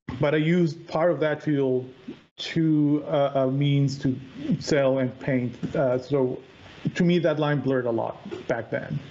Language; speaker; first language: English; native; English